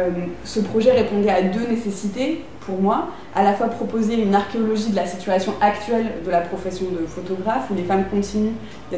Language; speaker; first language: French; native; French